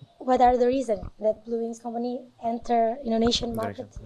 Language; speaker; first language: English; non-native, learner; Indonesian